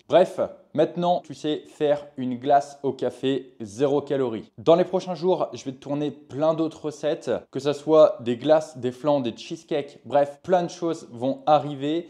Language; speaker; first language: French; native; French